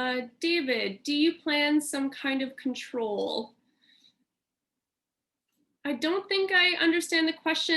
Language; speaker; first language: English; native; English